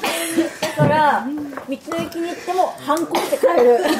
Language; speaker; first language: Japanese; non-native, fluent; Chinese